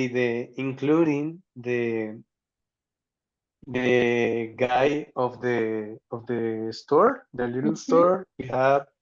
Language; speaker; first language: English; non-native, learner; Spanish